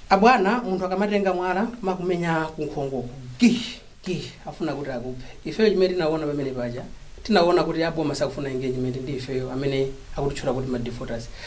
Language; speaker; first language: Nyanja; non-native, local second language; Tumbuka